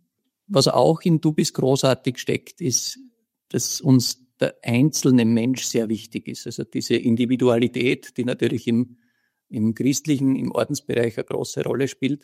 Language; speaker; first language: German; native; German